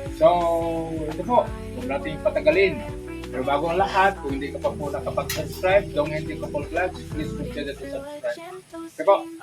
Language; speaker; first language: Filipino; non-native, local second language; Cebuano